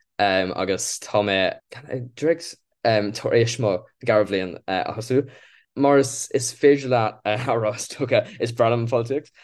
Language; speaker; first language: Irish; non-native, local second language; English